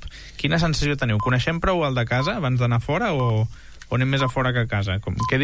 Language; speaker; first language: Catalan; native; Catalan